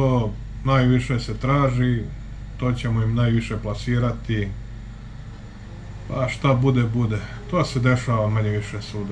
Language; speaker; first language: Serbian; native; Serbian